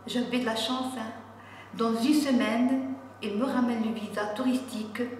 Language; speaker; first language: French; non-native, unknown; Arabic